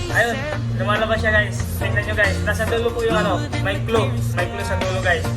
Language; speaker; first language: Filipino; non-native, local second language; Waray